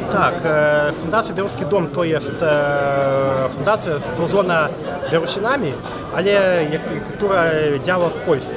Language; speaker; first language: Polish; non-native, fluent; Belarusian